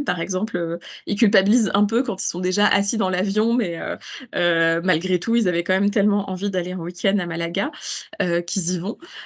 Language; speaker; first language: French; native; French